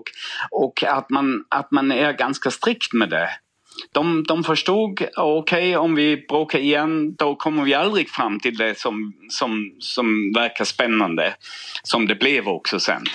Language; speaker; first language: Swedish; non-native, fluent; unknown